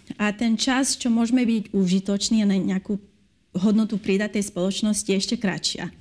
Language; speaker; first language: Slovak; early bilingual, heritage; Slovak